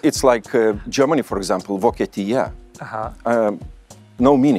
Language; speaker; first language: English; non-native, fluent; Lithuanian